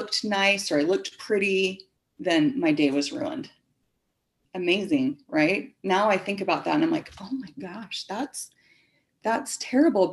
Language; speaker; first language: English; native; English